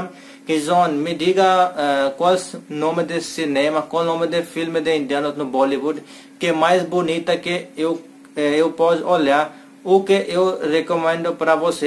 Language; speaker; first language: Portuguese; non-native, learner; Hindi